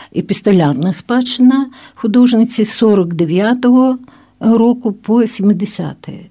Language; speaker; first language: Ukrainian; non-native, local second language; Russian